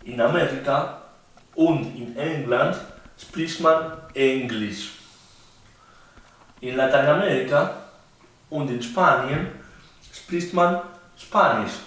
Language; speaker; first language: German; non-native, fluent; Spanish